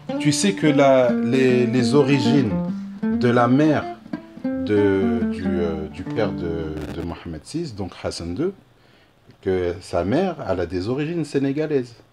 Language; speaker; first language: French; early bilingual, other home language; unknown